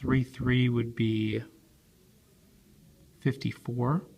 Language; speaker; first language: English; native; English